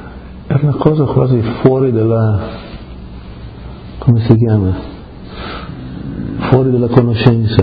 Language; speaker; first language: Italian; early bilingual, heritage; Friulian